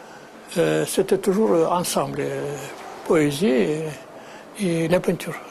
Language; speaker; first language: French; non-native, fluent; Russian